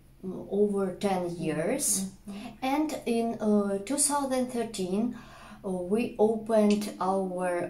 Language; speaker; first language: English; non-native, fluent; Russian